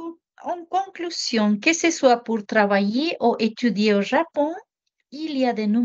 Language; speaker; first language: French; non-native, fluent; Japanese